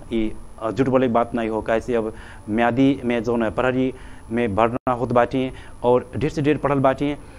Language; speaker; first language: Bhojpuri; native; Bhojpuri